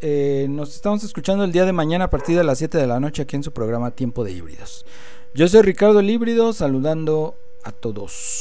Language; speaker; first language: Spanish; native; Spanish